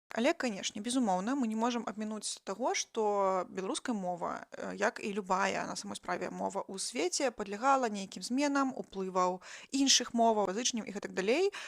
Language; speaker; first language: Belarusian; non-native, local second language; Russian